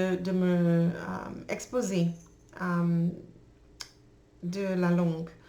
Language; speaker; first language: French; non-native, learner; English